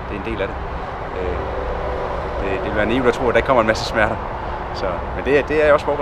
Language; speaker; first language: Danish; native; Danish